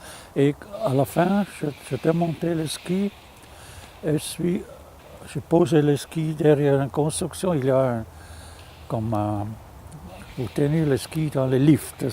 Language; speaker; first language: French; non-native, fluent; German